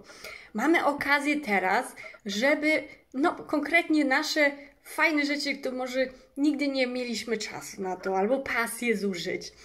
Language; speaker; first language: Polish; early bilingual, heritage; English